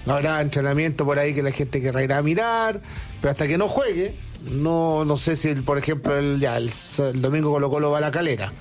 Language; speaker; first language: Spanish; native; Spanish